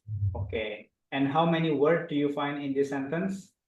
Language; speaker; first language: English; non-native, fluent; Indonesian